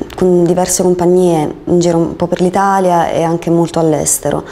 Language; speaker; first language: Italian; native; Italian